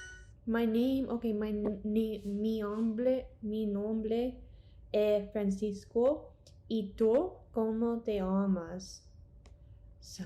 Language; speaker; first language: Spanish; non-native, learner; English